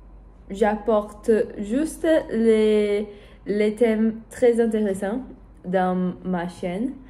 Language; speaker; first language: French; non-native, learner; Portuguese